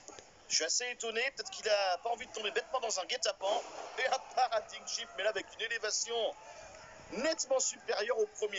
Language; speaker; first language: French; native; French